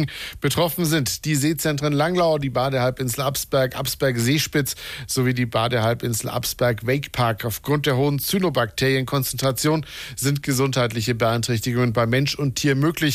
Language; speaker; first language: German; native; German